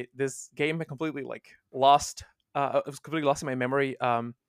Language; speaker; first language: English; non-native, fluent; Italian